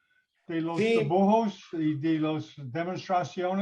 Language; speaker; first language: Spanish; non-native, learner; English